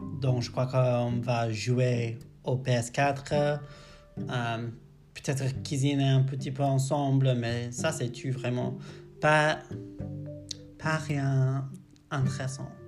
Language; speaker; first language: French; non-native, learner; English